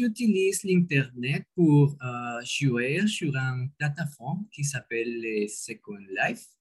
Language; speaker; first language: French; non-native, learner; Spanish